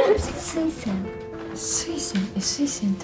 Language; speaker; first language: Japanese; native; Japanese